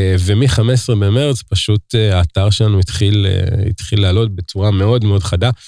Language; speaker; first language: Hebrew; native; Hebrew